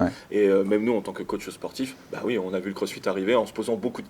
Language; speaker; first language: French; native; French